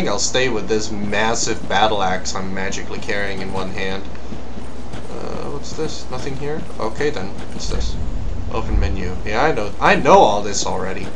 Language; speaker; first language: English; native; English